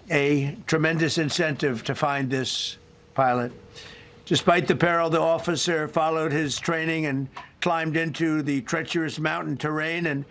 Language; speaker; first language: English; native; English